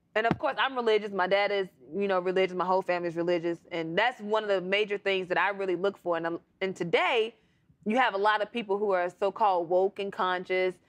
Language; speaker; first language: English; native; English